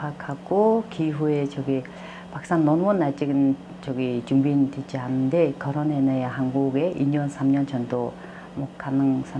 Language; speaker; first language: Korean; non-native, learner; Mongolian